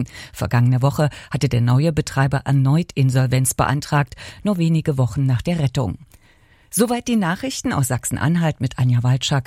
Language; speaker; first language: German; native; German